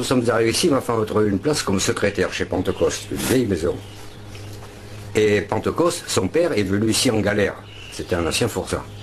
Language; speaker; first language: French; native; French